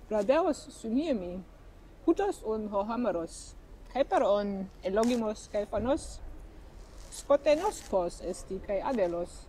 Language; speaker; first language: Greek; non-native, fluent; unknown